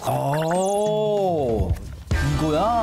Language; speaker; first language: Korean; native; Korean